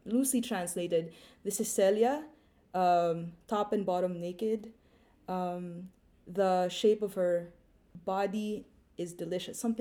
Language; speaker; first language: English; non-native, local second language; Filipino